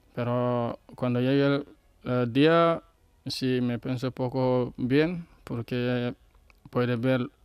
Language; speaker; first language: Spanish; non-native, learner; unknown